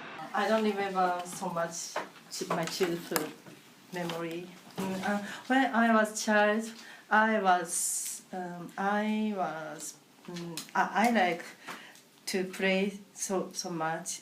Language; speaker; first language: English; non-native, learner; Japanese